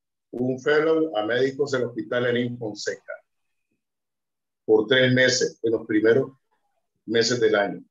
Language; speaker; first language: Spanish; native; Spanish